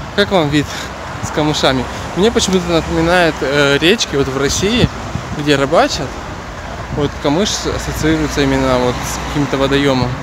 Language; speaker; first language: Russian; native; Russian